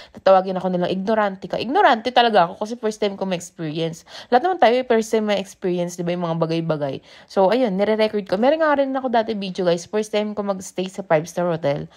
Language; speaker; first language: Filipino; native; Filipino